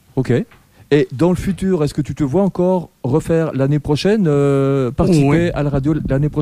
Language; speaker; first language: French; native; French